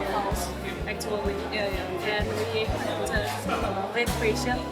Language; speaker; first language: English; non-native, fluent; Spanish